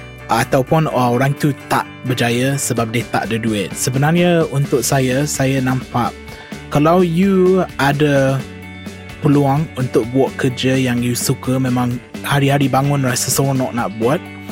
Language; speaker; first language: Malay; non-native, fluent; English